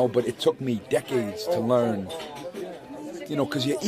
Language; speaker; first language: English; native; English